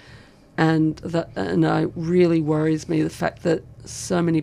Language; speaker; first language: English; native; English